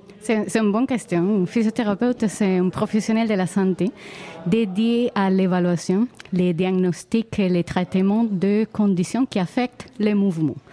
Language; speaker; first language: French; non-native, fluent; Spanish